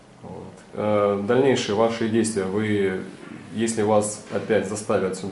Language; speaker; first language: Russian; native; Russian